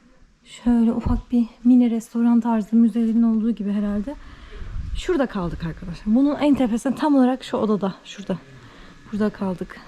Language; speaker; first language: Turkish; native; Turkish